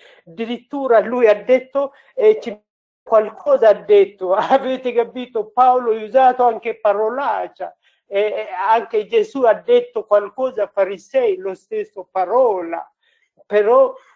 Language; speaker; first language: Italian; non-native, learner; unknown